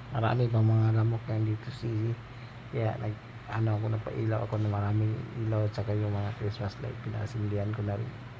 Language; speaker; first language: Filipino; non-native, local second language; Cebuano